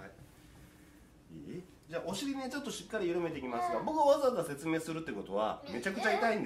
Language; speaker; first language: Japanese; native; Japanese